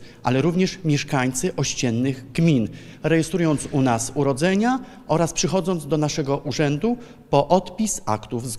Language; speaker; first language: Polish; native; Polish